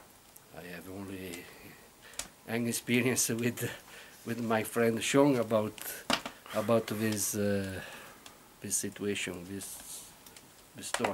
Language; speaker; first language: English; non-native, learner; Italian